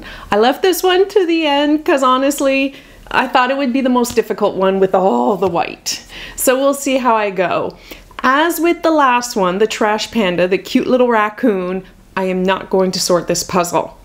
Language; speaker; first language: English; native; English